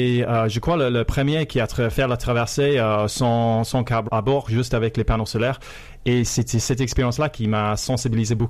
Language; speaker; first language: French; non-native, fluent; English